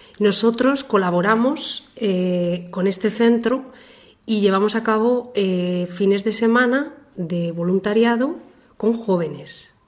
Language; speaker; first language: Spanish; native; Spanish